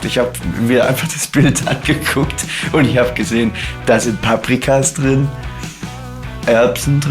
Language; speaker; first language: German; native; German